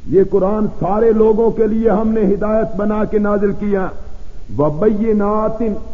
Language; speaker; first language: Urdu; non-native, local second language; Punjabi